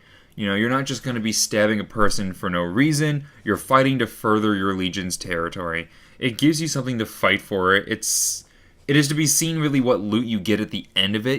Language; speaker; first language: English; native; English